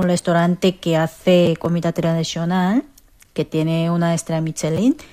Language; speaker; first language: Spanish; non-native, learner; Korean